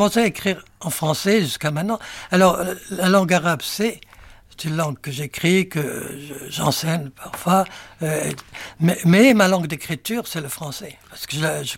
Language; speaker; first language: French; non-native, local second language; Arabic